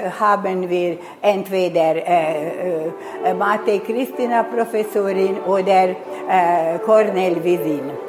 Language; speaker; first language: German; non-native, local second language; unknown